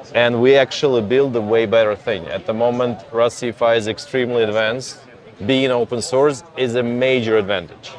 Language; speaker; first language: English; non-native, fluent; Russian